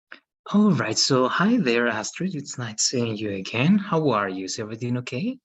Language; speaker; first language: English; non-native, fluent; Spanish